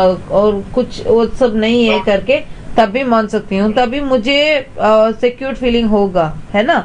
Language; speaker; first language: Hindi; non-native, local second language; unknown